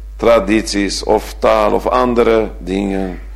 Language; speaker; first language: Dutch; non-native, fluent; Hungarian